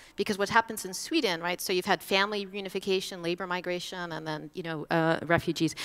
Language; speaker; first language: English; native; English